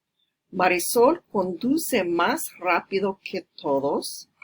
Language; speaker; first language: Spanish; non-native, fluent; English